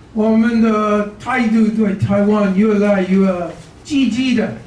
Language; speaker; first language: Chinese; non-native, learner; English